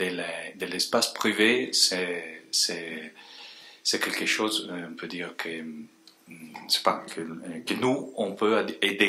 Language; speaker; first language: French; non-native, fluent; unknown